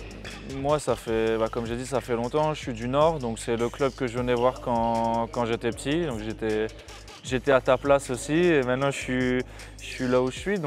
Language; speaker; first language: French; native; French